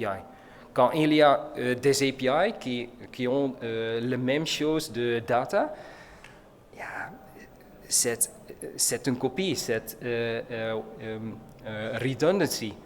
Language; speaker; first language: French; non-native, learner; Dutch